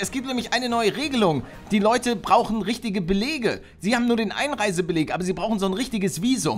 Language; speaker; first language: German; native; German